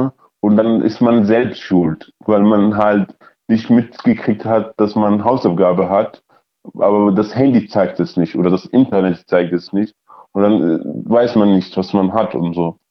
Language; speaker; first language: German; early bilingual, other home language; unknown